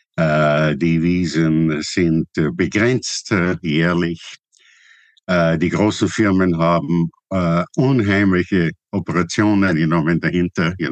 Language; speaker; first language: German; native; German